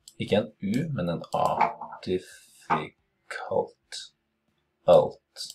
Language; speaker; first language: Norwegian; native; Norwegian